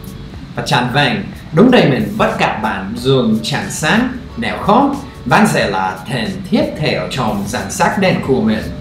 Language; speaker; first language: Vietnamese; non-native, fluent; English